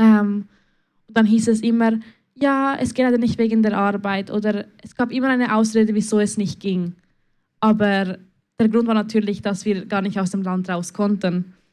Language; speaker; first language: German; early bilingual, other home language; Spanish